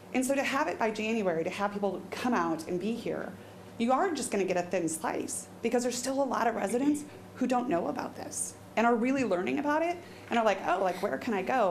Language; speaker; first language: English; native; English